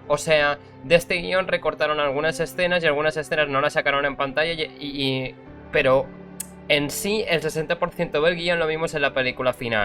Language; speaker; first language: Spanish; native; Spanish